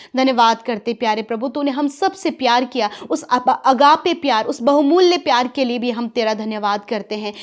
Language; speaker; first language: Hindi; native; Hindi